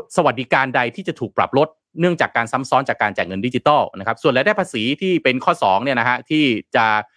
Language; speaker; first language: Thai; non-native, local second language; Lao